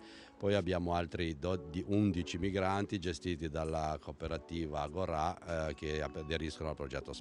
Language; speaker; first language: Italian; native; Italian